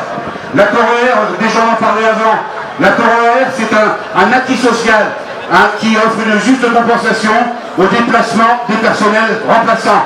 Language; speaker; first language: French; native; French